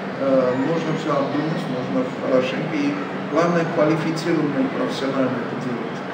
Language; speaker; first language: Russian; non-native, local second language; Armenian